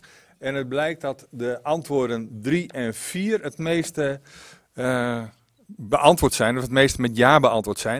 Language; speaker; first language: Dutch; native; Dutch